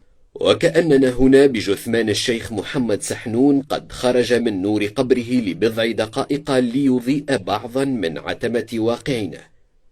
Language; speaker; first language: Arabic; native; Arabic